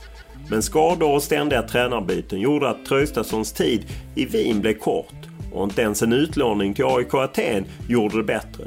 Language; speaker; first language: Swedish; native; Swedish